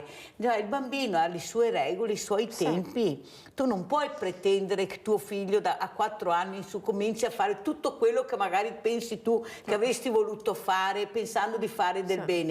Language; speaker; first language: Italian; native; Italian